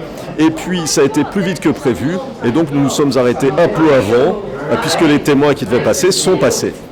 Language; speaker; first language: French; native; French